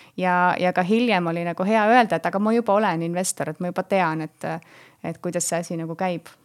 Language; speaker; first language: Estonian; native; Estonian